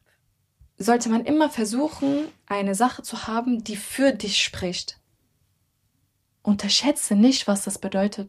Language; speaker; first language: German; early bilingual, other home language; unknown